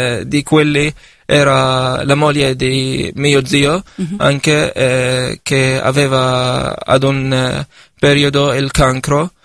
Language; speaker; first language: Italian; non-native, fluent; Arabic